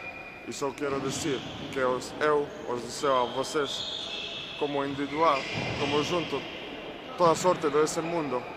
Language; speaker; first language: Portuguese; non-native, learner; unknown